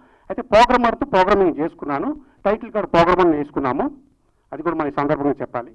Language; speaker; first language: Telugu; native; Telugu